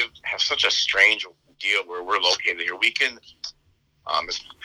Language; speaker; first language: English; native; English